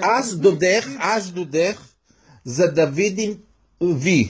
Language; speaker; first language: Bulgarian; early bilingual, heritage; Hebrew